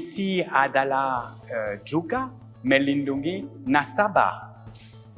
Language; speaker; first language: Indonesian; non-native, learner; French